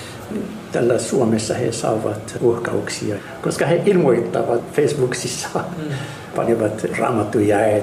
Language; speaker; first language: Finnish; non-native, fluent; Arabic